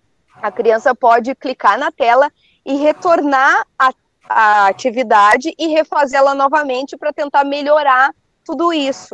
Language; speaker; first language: Portuguese; native; Portuguese